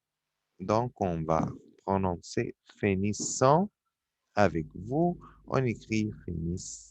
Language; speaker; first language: French; non-native, fluent; Arabic